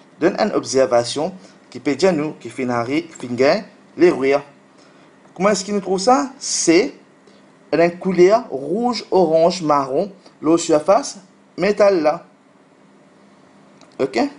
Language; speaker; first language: French; non-native, local second language; Morisyen